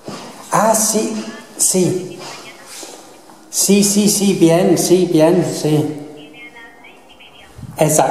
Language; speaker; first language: Spanish; non-native, learner; English